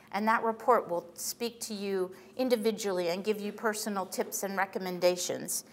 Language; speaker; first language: English; native; English